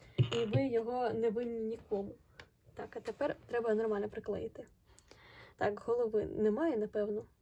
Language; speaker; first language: Ukrainian; non-native, local second language; Russian